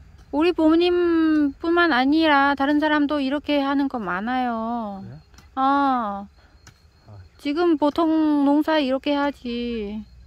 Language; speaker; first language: Korean; non-native, learner; Vietnamese